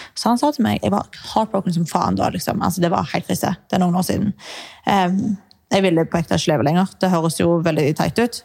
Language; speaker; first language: Norwegian; early bilingual, other home language; Arabic